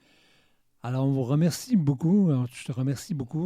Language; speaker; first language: French; native; French